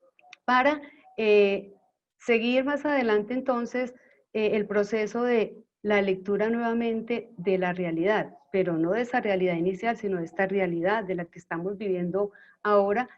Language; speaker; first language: Spanish; native; Spanish